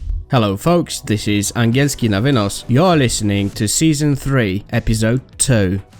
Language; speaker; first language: English; non-native, fluent; Polish